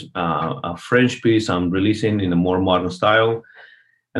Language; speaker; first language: English; non-native, fluent; Spanish